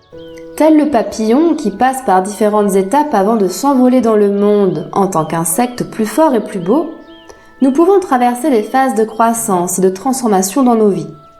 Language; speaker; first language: French; native; French